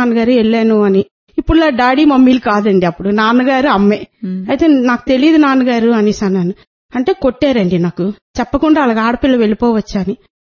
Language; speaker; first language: Telugu; native; Telugu